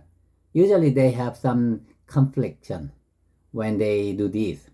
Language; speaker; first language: English; non-native, learner; Korean